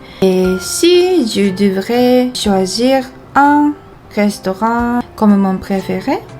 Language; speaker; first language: French; non-native, fluent; Japanese